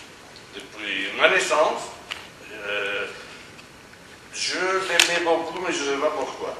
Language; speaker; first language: French; non-native, fluent; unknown